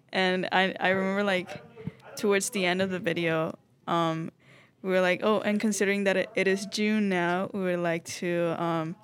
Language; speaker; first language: English; early bilingual, other home language; Spanish